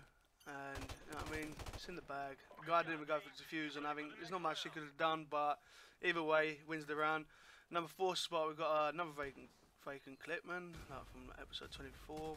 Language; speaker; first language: English; native; English